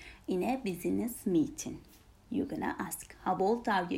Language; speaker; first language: English; non-native, fluent; Turkish